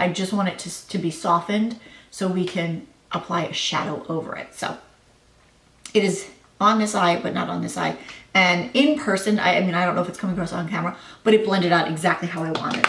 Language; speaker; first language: English; native; English